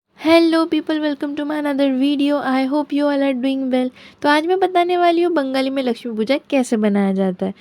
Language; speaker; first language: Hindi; non-native, local second language; Bangla